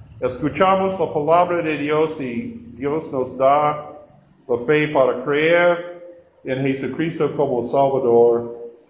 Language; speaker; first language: Spanish; non-native, learner; English